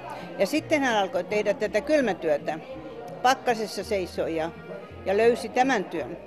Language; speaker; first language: Finnish; non-native, fluent; Estonian